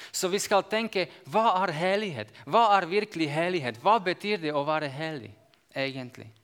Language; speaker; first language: Norwegian; non-native, fluent; Slovak